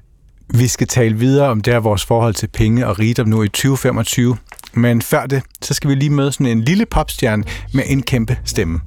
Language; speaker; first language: Danish; native; Danish